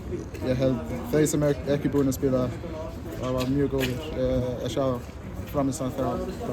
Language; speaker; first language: Icelandic; non-native, learner; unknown